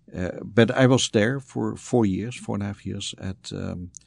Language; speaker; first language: English; non-native, fluent; Dutch